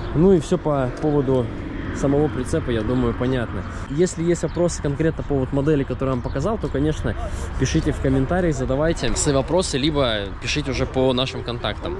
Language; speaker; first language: Russian; native; Russian